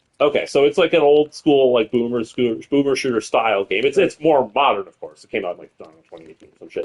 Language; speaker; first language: English; native; English